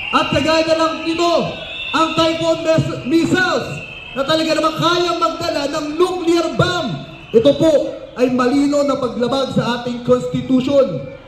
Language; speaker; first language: Filipino; native; Filipino